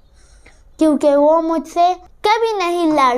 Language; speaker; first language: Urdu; early bilingual, heritage; Urdu